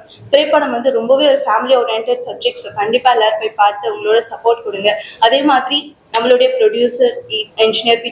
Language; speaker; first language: Tamil; native; Tamil